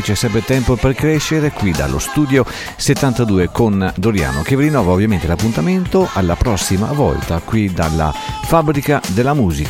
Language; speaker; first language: Italian; native; Italian